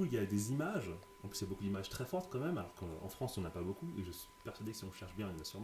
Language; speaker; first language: French; native; French